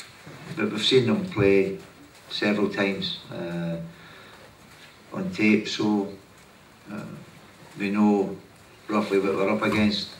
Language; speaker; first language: English; native; English